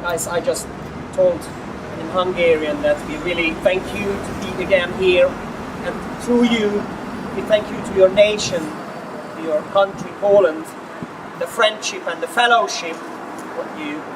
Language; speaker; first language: English; non-native, fluent; Hungarian